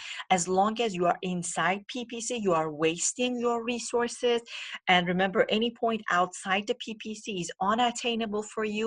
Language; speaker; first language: English; non-native, fluent; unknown